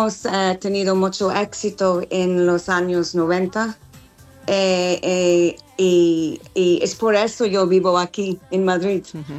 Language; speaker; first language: Spanish; non-native, learner; English